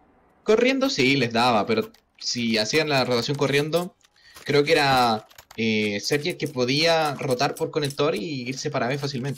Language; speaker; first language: Spanish; native; Spanish